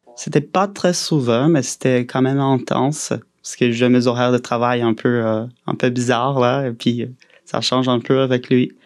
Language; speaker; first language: French; non-native, fluent; Portuguese